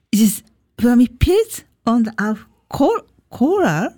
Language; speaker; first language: German; non-native, learner; Japanese